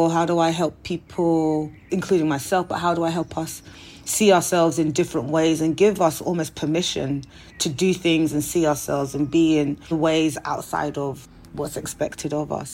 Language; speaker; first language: English; native; English